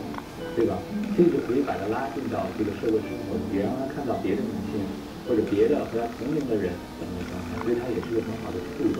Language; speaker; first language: Chinese; native; Chinese